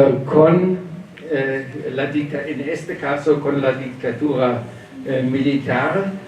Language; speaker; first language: Spanish; non-native, learner; German